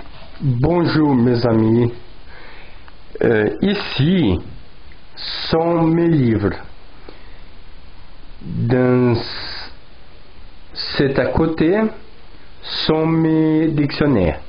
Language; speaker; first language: French; non-native, learner; Portuguese